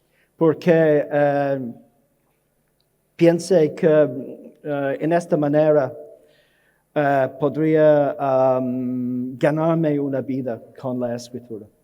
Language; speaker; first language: Spanish; non-native, learner; English